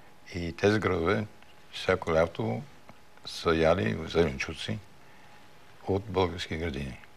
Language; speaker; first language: Bulgarian; early bilingual, heritage; Bulgarian